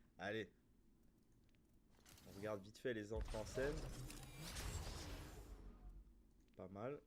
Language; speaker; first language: French; native; French